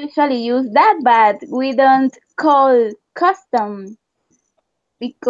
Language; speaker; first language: English; non-native, learner; Spanish